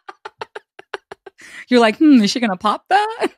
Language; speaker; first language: English; early bilingual, other home language; Hindi